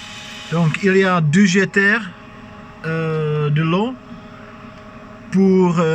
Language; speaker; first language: French; non-native, fluent; Czech